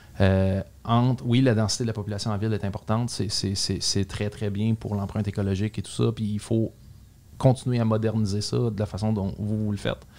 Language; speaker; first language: French; native; French